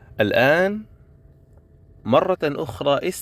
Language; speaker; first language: Arabic; non-native, fluent; Indonesian